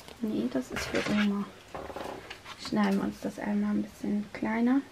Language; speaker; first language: German; native; German